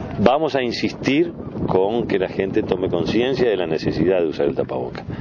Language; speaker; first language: Spanish; native; Spanish